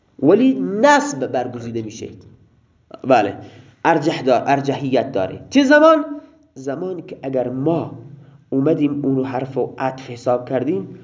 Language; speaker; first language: Persian; non-native, local second language; Baluchi